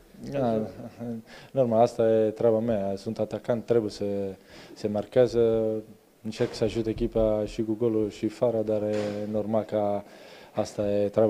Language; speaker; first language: Romanian; non-native, learner; Italian